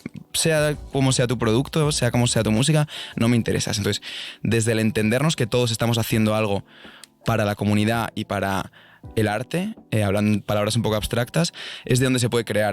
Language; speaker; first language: Spanish; native; Spanish